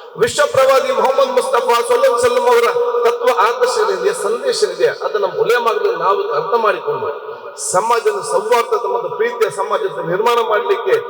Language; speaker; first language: Kannada; non-native, local second language; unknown